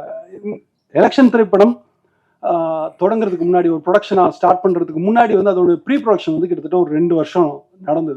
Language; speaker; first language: Tamil; native; Tamil